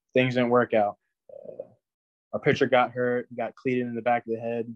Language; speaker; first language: English; native; English